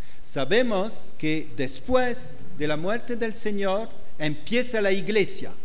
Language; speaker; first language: Spanish; non-native, fluent; French